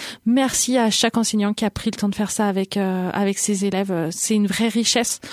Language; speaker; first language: French; native; French